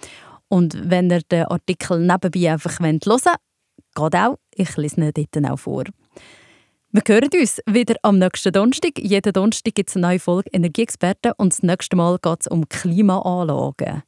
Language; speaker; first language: German; native; German